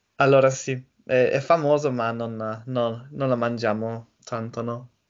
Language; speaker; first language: Italian; non-native, learner; English